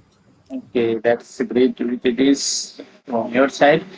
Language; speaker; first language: English; non-native, learner; Maithili